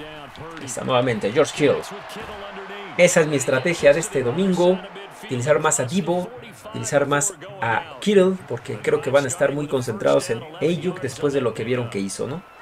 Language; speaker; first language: Spanish; native; Spanish